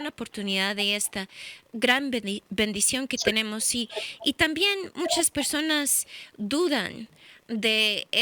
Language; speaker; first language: Spanish; early bilingual, heritage; English